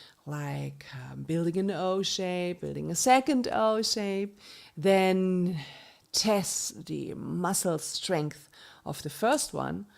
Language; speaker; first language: English; non-native, fluent; German